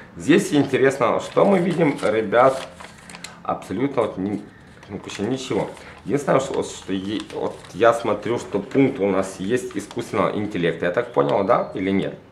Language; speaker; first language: Russian; native; Russian